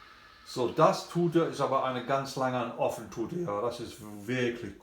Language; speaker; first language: German; non-native, fluent; English